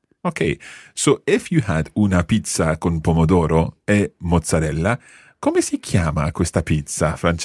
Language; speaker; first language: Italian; non-native, fluent; English